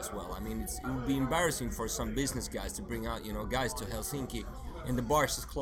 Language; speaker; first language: English; non-native, fluent; Swedish